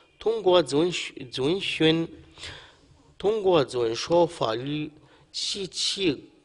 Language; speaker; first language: Chinese; non-native, fluent; Arabic